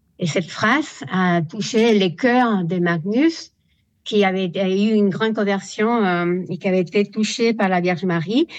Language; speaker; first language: French; non-native, fluent; Spanish